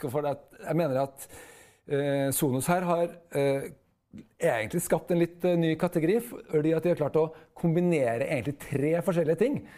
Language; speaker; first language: Norwegian; native; Norwegian